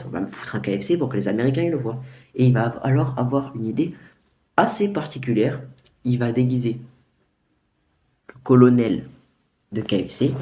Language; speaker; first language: French; native; French